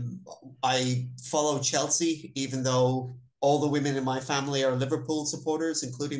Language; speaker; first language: English; native; English